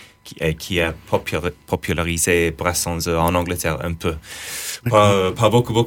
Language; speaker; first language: French; non-native, fluent; English